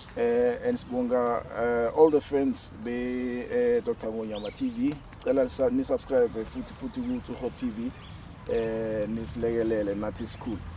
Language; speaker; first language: Zulu; non-native, local second language; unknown